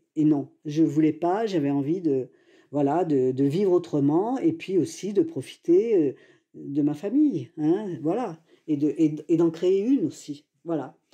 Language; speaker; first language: French; native; French